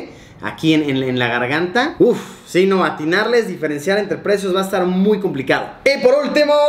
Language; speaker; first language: Spanish; native; Spanish